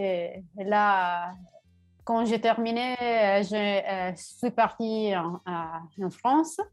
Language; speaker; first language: French; non-native, learner; Italian